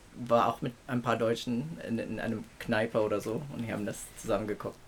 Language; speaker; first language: German; non-native, fluent; Filipino